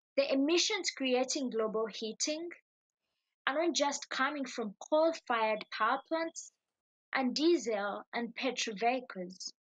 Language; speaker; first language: English; non-native, local second language; Ganda